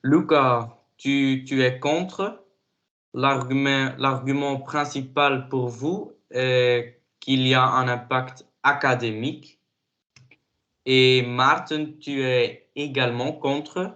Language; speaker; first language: French; non-native, learner; Dutch